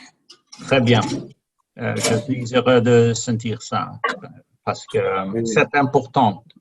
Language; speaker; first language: French; non-native, learner; English